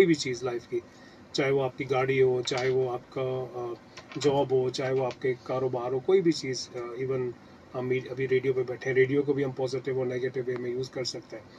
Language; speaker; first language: Urdu; native; Urdu